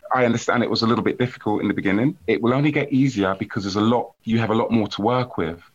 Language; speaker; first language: English; native; English